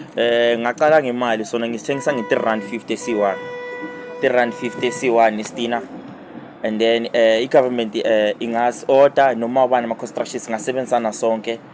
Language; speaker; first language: Zulu; non-native, local second language; Venda